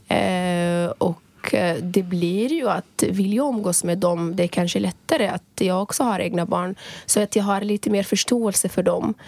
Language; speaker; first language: Swedish; non-native, fluent; Arabic